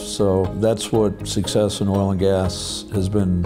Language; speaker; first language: English; native; English